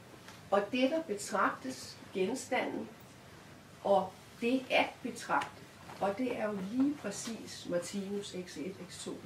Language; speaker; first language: Danish; native; Danish